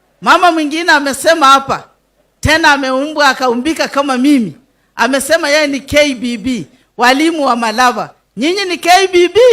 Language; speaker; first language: Swahili; non-native, local second language; Luyia